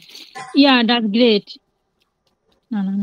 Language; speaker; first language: German; non-native, learner; Bangla